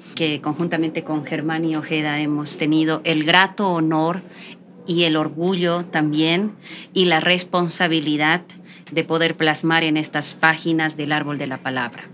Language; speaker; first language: Spanish; native; Spanish